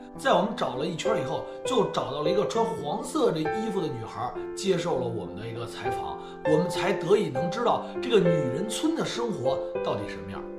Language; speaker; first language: Chinese; native; Chinese